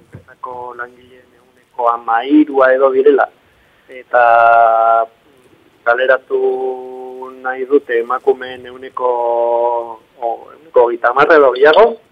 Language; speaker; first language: Basque; native; Basque